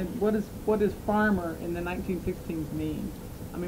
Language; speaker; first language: English; native; English